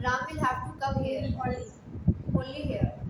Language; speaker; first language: English; non-native, learner; Hindi